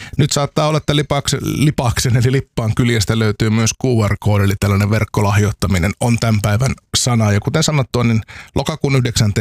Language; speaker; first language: Finnish; native; Finnish